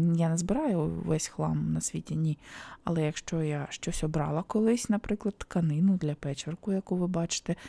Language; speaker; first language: Ukrainian; non-native, local second language; Russian